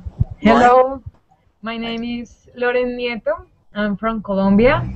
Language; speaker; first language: English; non-native, learner; Spanish